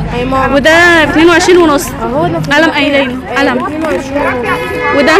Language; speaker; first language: Arabic; native; Arabic